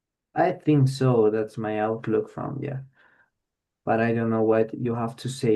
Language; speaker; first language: English; non-native, fluent; Spanish